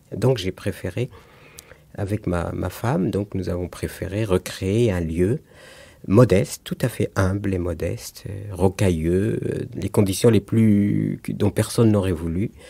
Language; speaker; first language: French; non-native, local second language; Arabic